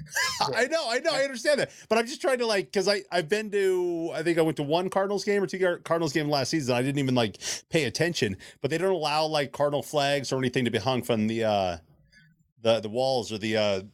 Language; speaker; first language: English; native; English